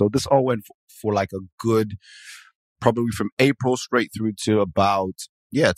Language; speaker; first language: English; non-native, local second language; Yoruba